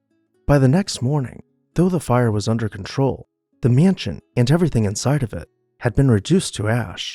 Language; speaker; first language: English; native; English